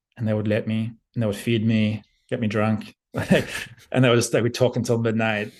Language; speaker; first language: English; native; English